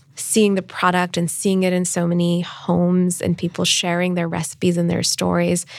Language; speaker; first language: English; non-native, local second language; Urdu